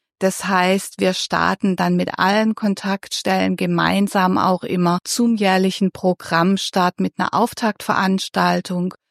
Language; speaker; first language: German; native; German